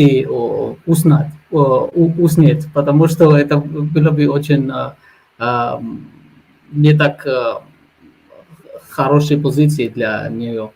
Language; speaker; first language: Russian; non-native, learner; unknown